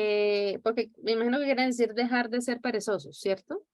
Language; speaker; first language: Spanish; native; Spanish